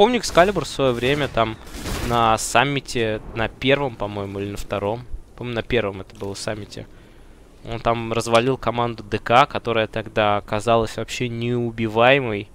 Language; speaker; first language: Russian; native; Russian